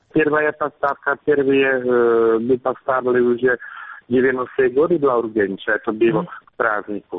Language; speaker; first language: Russian; non-native, fluent; Czech